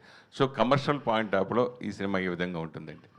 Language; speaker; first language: Telugu; native; Telugu